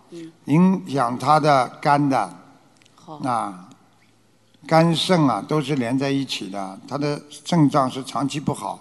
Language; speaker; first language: Chinese; native; Chinese